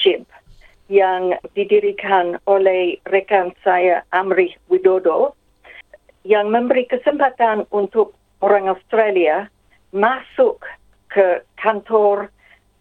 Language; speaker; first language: Indonesian; non-native, fluent; English